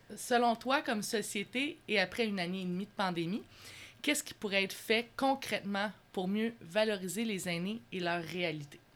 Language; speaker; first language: French; native; French